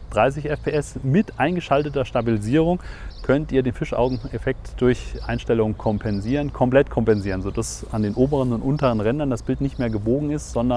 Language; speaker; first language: German; native; German